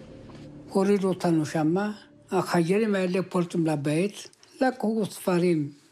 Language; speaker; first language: Hebrew; early bilingual, other home language; Amharic